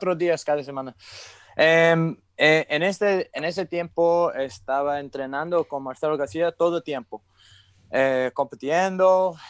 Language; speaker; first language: Spanish; non-native, learner; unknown